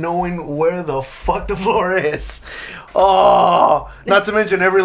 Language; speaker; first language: English; non-native, fluent; Spanish